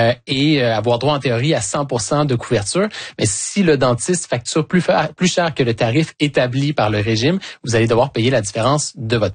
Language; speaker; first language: French; native; French